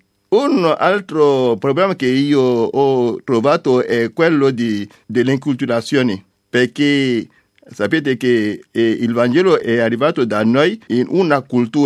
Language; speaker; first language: Italian; non-native, learner; French